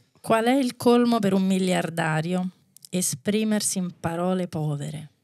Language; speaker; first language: Italian; native; Italian